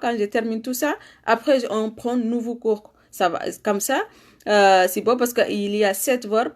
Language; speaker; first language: French; non-native, learner; Arabic